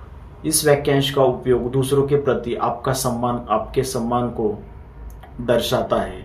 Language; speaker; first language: Hindi; native; Hindi